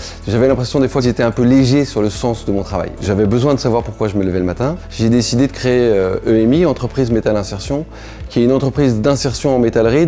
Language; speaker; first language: French; native; French